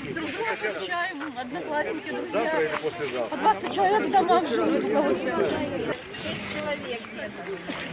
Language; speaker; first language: Russian; native; Russian